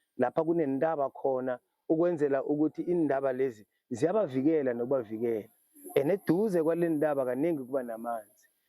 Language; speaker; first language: Zulu; non-native, local second language; South Ndebele